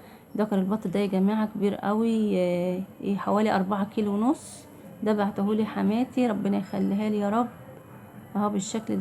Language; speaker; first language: Arabic; native; Arabic